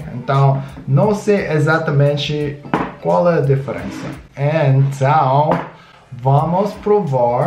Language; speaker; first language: Portuguese; non-native, learner; English